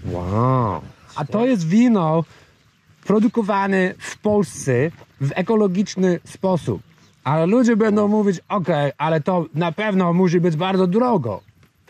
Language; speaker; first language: Polish; non-native, learner; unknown